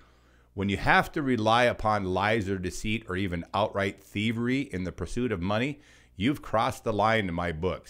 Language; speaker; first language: English; native; English